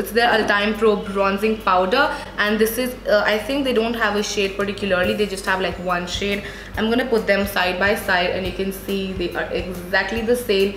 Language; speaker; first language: English; non-native, local second language; Hindi